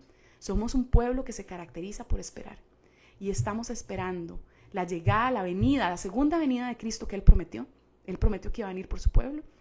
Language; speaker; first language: Spanish; native; Spanish